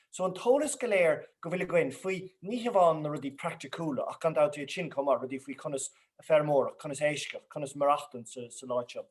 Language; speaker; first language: Irish; non-native, local second language; English